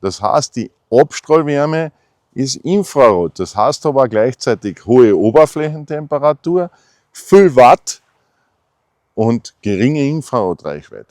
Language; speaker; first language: German; native; German